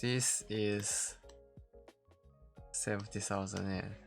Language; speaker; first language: English; non-native, learner; Korean